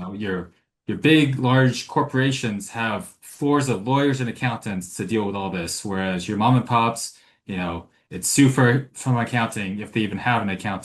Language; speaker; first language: English; native; English